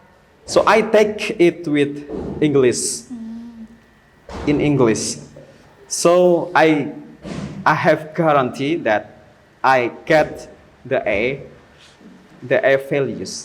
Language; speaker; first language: English; non-native, learner; Indonesian